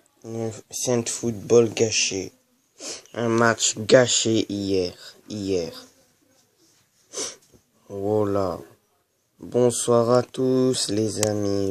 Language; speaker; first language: French; native; French